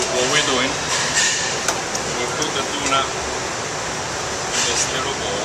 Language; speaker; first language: English; non-native, fluent; Italian